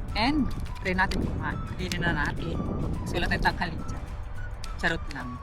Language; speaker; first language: Filipino; non-native, local second language; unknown